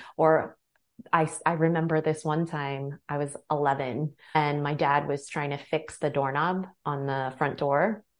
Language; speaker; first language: English; native; English